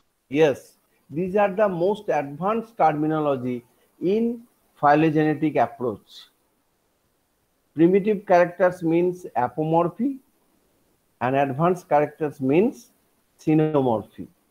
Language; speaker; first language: English; non-native, local second language; Bangla